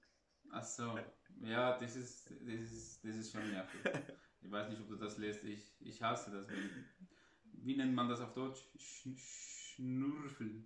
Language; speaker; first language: German; non-native, fluent; Arabic